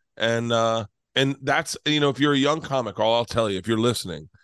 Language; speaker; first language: English; native; English